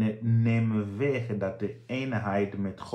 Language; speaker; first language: Dutch; non-native, fluent; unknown